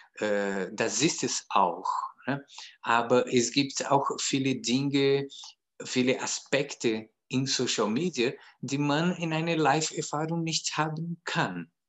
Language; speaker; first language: German; non-native, fluent; Portuguese